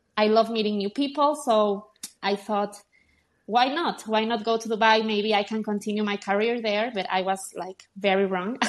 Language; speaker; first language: English; non-native, fluent; Spanish